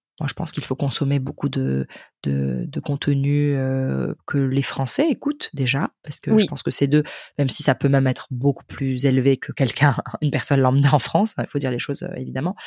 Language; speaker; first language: French; native; French